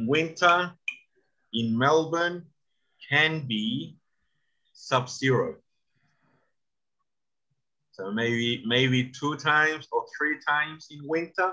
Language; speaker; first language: English; non-native, fluent; Spanish